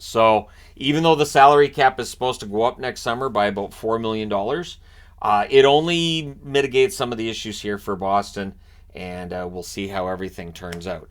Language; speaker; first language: English; native; English